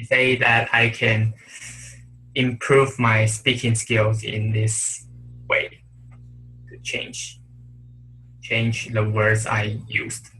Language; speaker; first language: English; non-native, learner; Chinese